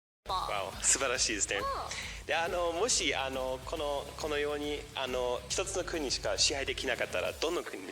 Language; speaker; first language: Japanese; non-native, fluent; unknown